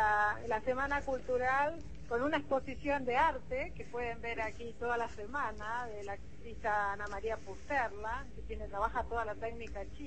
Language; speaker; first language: Spanish; native; Spanish